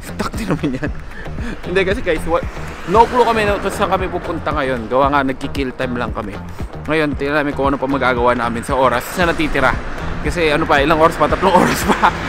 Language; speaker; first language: Filipino; native; Filipino